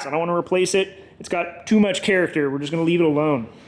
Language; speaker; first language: English; native; English